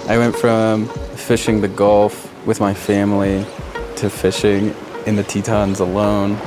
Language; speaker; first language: English; native; English